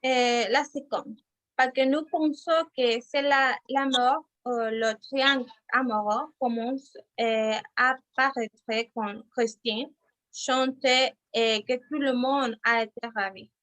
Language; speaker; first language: French; non-native, learner; Spanish